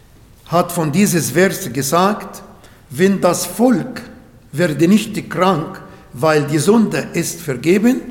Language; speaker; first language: German; non-native, learner; Arabic